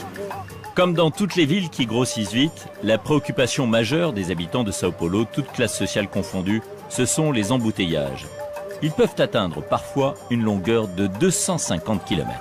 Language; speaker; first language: French; native; French